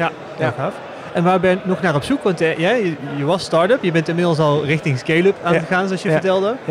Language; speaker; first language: Dutch; native; Dutch